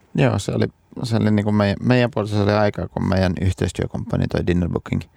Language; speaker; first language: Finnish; non-native, local second language; Swedish